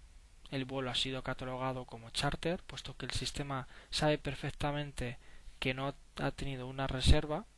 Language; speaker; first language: Spanish; native; Spanish